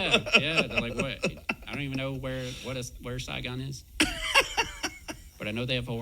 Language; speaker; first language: English; native; English